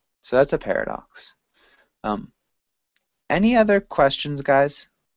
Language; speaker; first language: English; native; English